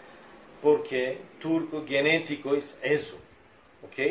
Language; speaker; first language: Spanish; non-native, learner; Turkish